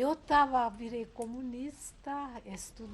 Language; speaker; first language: Portuguese; non-native, fluent; Hungarian